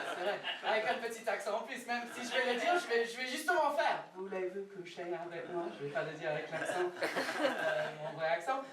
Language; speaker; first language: French; non-native, fluent; English